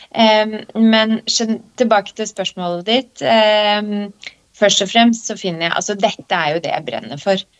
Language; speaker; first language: Norwegian; early bilingual, other home language; Polish